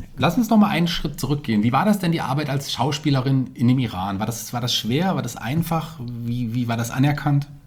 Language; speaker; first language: German; native; German